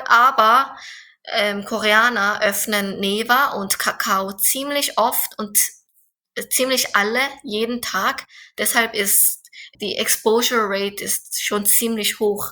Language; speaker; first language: German; non-native, fluent; Korean